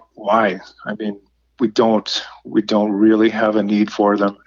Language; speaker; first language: English; native; English